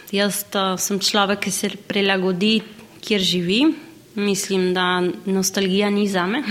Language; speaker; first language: Slovenian; early bilingual, heritage; Slovenian